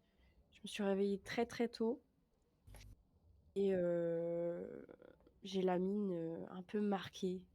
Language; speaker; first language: French; native; French